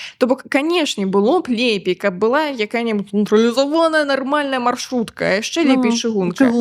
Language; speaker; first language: Belarusian; native; Belarusian